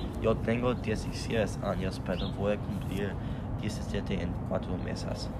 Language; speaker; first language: Spanish; non-native, learner; English